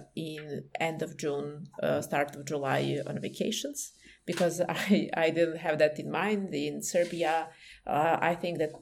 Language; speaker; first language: English; non-native, fluent; Serbian